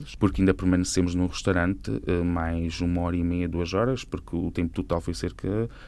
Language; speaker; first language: Portuguese; native; Portuguese